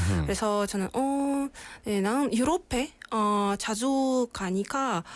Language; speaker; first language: Korean; non-native, learner; Russian